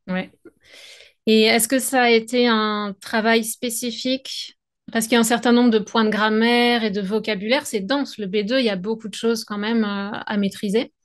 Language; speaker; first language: French; native; French